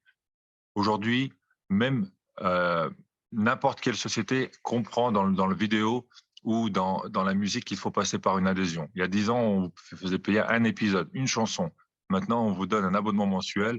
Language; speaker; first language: French; non-native, fluent; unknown